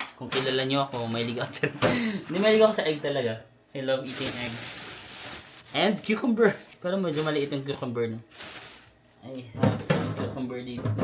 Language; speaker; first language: Filipino; native; Filipino